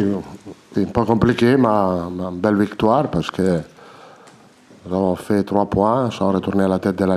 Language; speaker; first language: French; non-native, learner; Italian